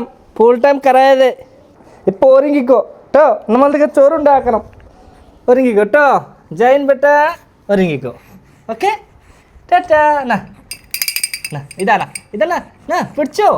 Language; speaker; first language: Malayalam; early bilingual, heritage; Malayalam